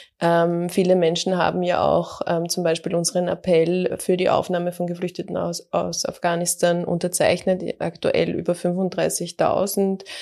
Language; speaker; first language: German; native; German